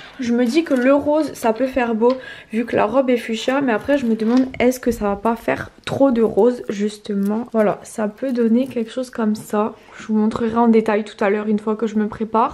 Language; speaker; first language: French; native; French